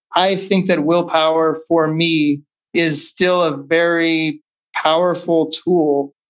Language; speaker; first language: English; native; English